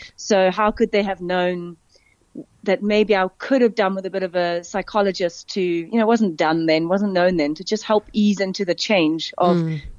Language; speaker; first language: English; native; English